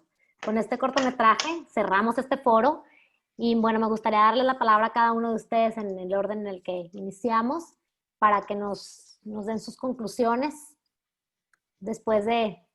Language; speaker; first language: Spanish; native; Spanish